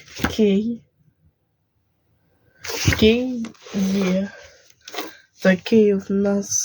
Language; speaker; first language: Ukrainian; non-native, local second language; Russian